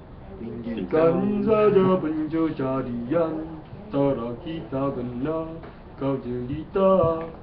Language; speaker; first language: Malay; non-native, learner; Korean